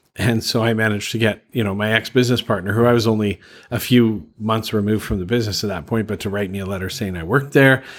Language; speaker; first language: English; native; English